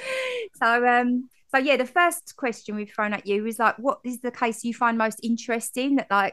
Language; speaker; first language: English; native; English